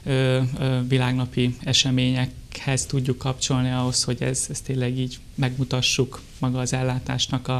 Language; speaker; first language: Hungarian; native; Hungarian